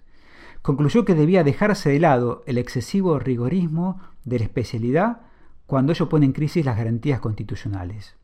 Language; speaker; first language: Spanish; native; Spanish